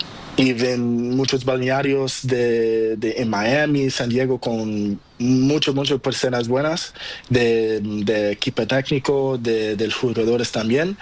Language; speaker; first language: Spanish; non-native, learner; Portuguese